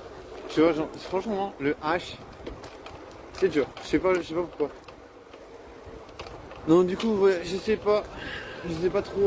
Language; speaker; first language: French; native; French